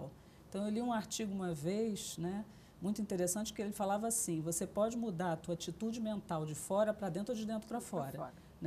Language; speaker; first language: Portuguese; native; Portuguese